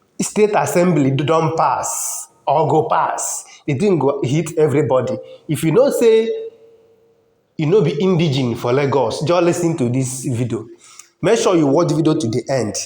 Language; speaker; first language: Nigerian Pidgin; non-native, local second language; Igbo